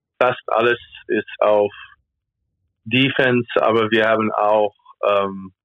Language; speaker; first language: German; non-native, fluent; English